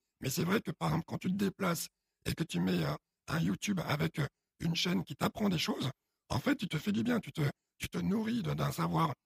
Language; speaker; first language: French; early bilingual, other home language; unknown